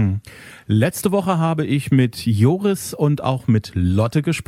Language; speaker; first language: German; native; German